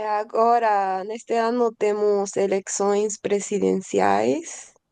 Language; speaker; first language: Portuguese; non-native, learner; Spanish